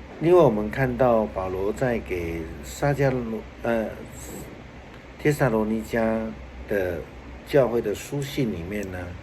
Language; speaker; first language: Chinese; native; Chinese